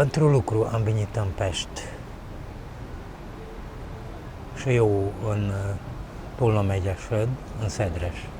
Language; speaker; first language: Romanian; early bilingual, heritage; Romanian